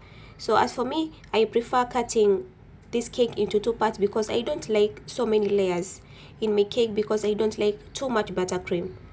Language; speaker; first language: English; non-native, local second language; Swahili